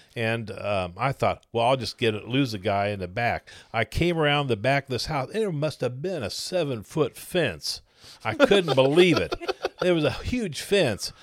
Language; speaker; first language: English; native; English